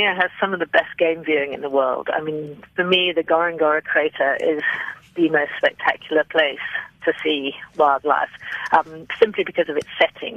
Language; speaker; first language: English; native; English